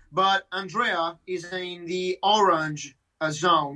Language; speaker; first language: English; non-native, fluent; Italian